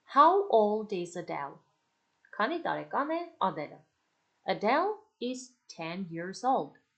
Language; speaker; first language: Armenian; native; Armenian